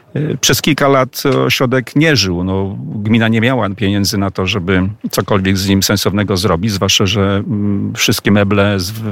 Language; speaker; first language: Polish; native; Polish